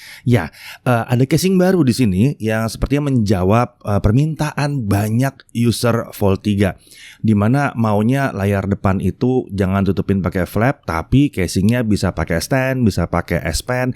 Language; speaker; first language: Indonesian; native; Indonesian